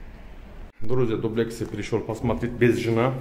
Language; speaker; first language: Russian; non-native, learner; Turkish